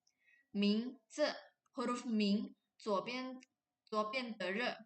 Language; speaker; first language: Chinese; non-native, fluent; Indonesian